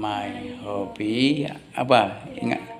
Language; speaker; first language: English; non-native, learner; Indonesian